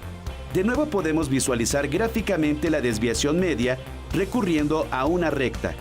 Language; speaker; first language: Spanish; native; Spanish